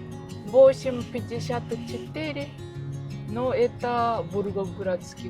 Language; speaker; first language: Russian; non-native, learner; Japanese